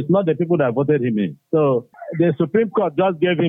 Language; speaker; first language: English; non-native, local second language; Igbo